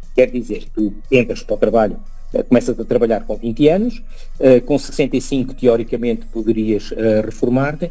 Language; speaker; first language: Portuguese; native; Portuguese